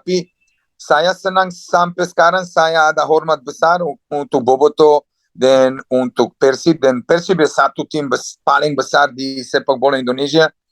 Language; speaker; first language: Indonesian; non-native, fluent; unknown